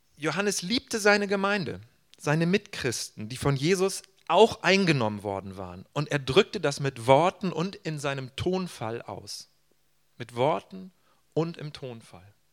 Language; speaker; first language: German; native; German